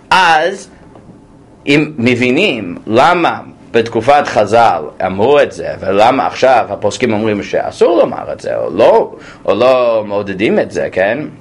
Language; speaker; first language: Hebrew; non-native, fluent; English